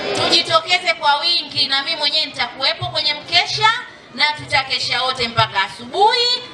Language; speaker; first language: Swahili; native; Swahili